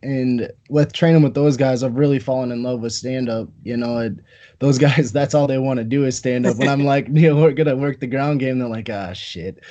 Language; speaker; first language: English; native; English